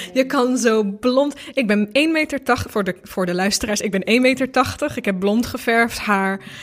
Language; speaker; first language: Dutch; early bilingual, other home language; Bosnian